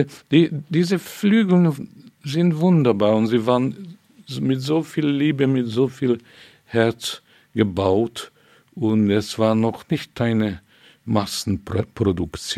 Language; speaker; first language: German; non-native, fluent; Hungarian